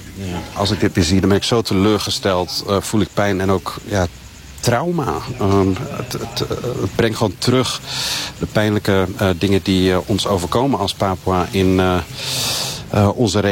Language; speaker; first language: Dutch; non-native, fluent; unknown